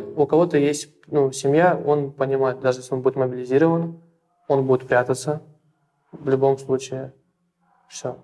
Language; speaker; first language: Russian; native; Russian